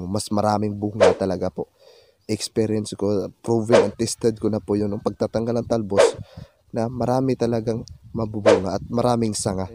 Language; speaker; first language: Filipino; non-native, local second language; Cebuano